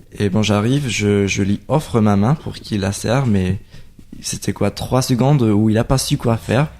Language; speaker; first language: French; non-native, fluent; Spanish